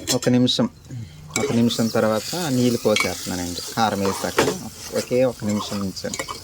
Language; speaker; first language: Telugu; native; Telugu